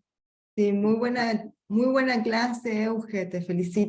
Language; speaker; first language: Spanish; native; Spanish